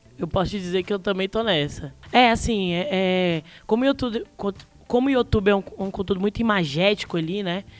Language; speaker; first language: Portuguese; native; Portuguese